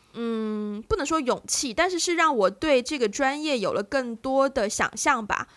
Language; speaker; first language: Chinese; native; Chinese